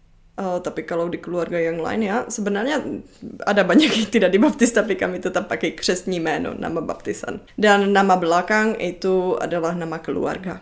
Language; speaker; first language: Indonesian; non-native, fluent; Czech